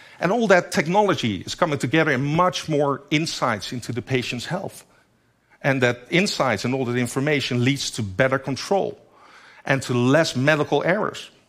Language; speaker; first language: English; non-native, fluent; Dutch